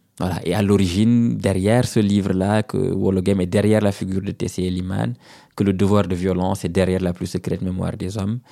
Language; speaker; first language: French; non-native, local second language; Serer